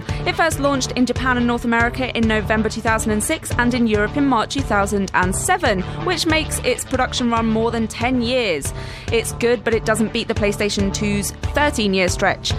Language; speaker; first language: English; native; English